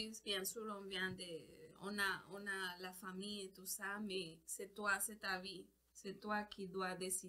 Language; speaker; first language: French; non-native, learner; Spanish